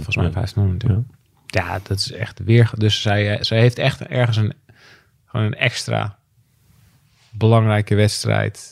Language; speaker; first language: Dutch; native; Dutch